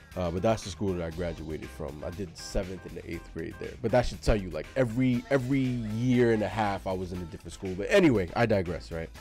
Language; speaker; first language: English; native; English